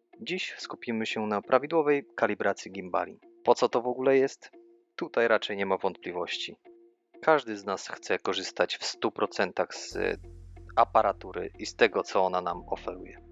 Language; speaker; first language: Polish; native; Polish